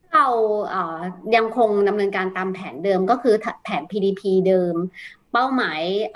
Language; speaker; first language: Thai; native; Thai